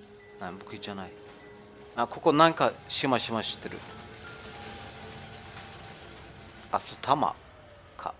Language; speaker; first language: Japanese; non-native, learner; German